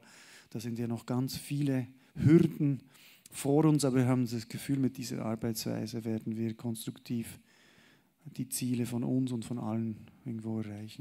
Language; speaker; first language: German; native; German